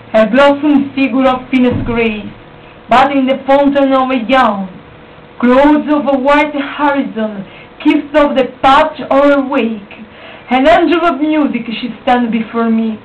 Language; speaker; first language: English; non-native, learner; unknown